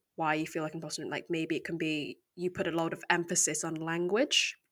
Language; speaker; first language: English; native; English